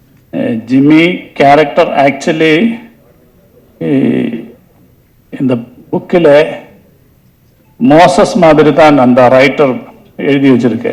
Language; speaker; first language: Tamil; non-native, learner; Malayalam